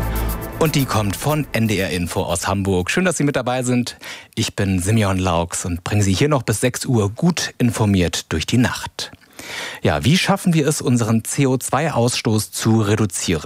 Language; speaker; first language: German; native; German